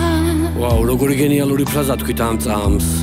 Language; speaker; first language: Georgian; native; Georgian